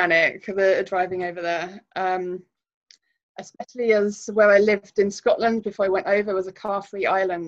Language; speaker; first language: English; native; English